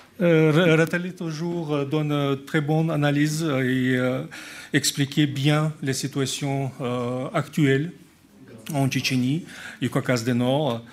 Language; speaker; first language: French; non-native, learner; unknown